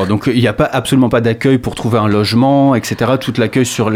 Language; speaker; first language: French; native; French